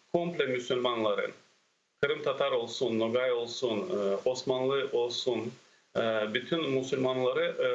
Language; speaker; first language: Turkish; non-native, fluent; Ukrainian